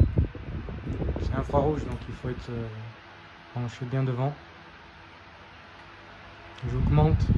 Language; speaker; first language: French; native; French